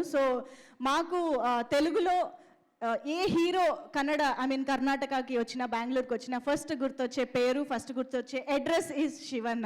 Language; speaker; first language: Telugu; native; Telugu